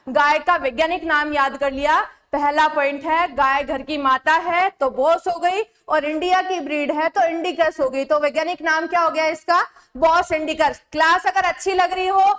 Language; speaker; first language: Hindi; native; Hindi